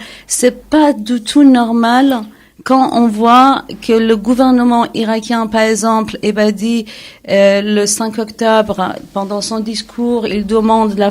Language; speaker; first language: French; non-native, fluent; Kurdish